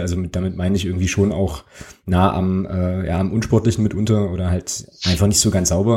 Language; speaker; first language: German; native; German